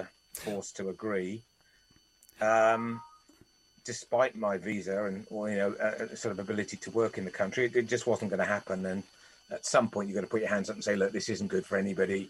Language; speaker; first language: English; native; English